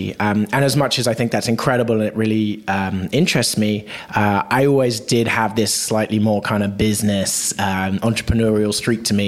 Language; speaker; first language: English; native; English